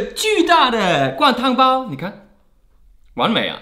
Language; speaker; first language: Chinese; non-native, fluent; German